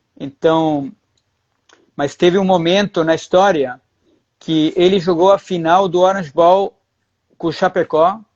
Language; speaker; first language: Portuguese; early bilingual, other home language; Spanish